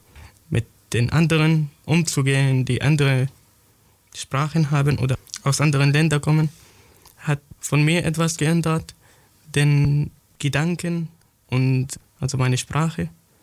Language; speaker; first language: German; non-native, learner; Arabic